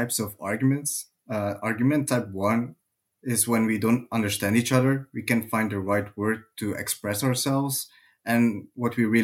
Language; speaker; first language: English; non-native, fluent; Dutch